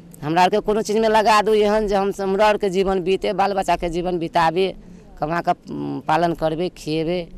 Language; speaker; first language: Maithili; native; Maithili